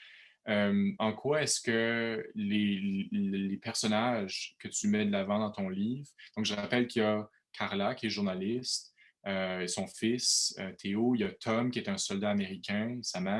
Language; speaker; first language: French; native; French